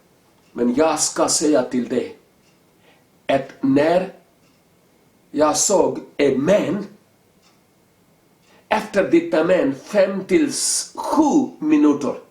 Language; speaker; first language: Swedish; non-native, learner; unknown